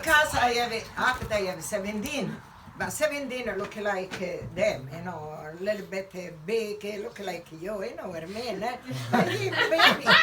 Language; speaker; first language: English; non-native, learner; Italian